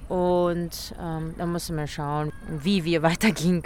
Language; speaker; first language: German; early bilingual, other home language; Filipino